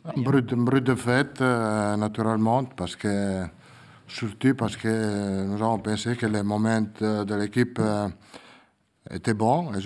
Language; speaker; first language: French; non-native, learner; Italian